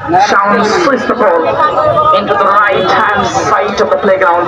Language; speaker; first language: English; non-native, local second language; Bangla